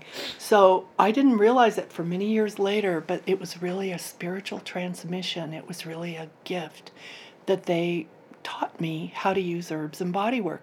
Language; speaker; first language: English; native; English